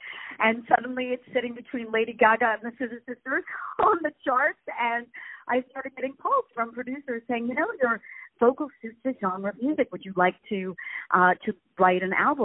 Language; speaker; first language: English; native; English